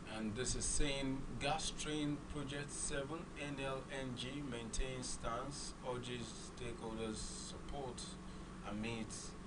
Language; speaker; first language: English; non-native, local second language; Yoruba